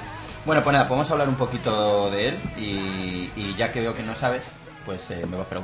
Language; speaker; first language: Spanish; native; Spanish